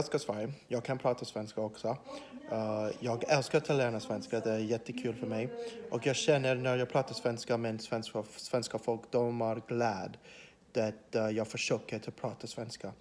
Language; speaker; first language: Swedish; non-native, learner; English